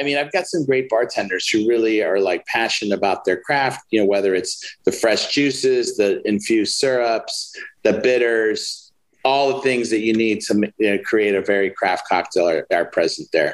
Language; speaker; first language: English; native; English